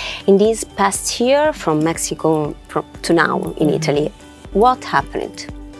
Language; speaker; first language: English; non-native, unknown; Italian